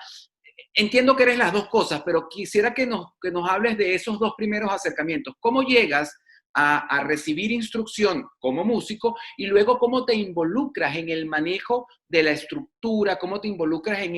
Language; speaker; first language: Spanish; native; Spanish